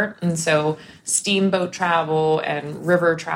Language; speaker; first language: English; native; English